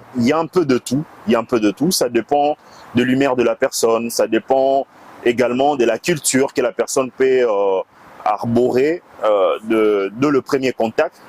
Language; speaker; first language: French; non-native, local second language; Lingala